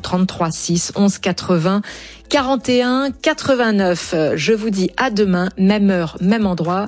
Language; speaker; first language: French; native; French